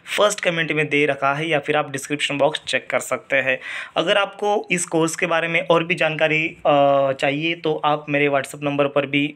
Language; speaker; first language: Hindi; non-native, local second language; Marathi